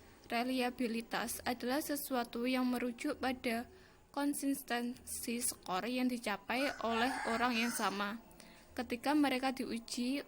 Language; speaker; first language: Indonesian; native; Indonesian